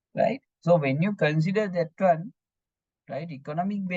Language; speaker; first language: English; non-native, local second language; Sinhala